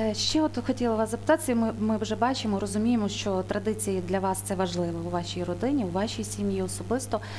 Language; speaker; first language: Ukrainian; native; Ukrainian